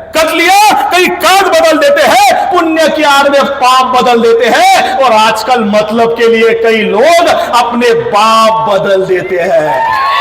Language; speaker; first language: Hindi; non-native, local second language; Marathi